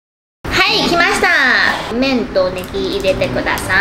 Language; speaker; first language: Japanese; non-native, fluent; Chinese